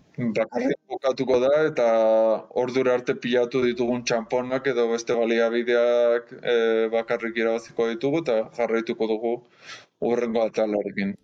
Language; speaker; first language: Basque; non-native, local second language; Spanish